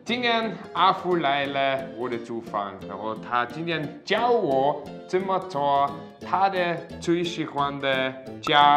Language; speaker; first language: Chinese; non-native, learner; German